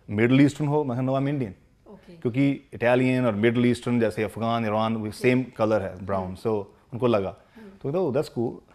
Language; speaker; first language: Hindi; non-native, local second language; Punjabi